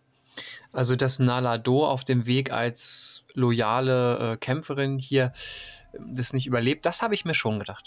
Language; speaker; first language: German; native; German